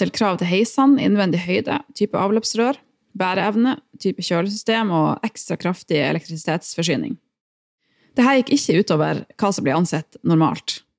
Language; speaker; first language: Norwegian; native; Norwegian